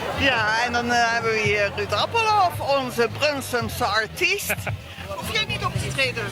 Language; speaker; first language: Dutch; native; Dutch